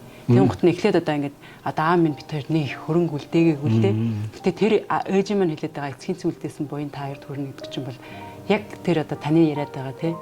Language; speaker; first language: Mongolian; native; Mongolian